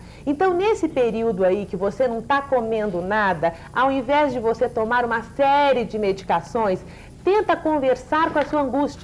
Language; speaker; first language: Portuguese; native; Portuguese